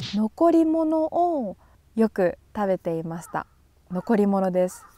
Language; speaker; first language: Japanese; native; Japanese